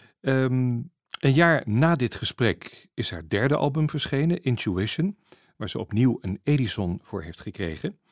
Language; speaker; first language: Dutch; native; Dutch